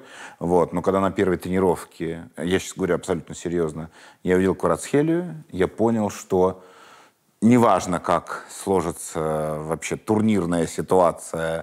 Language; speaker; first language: Russian; native; Russian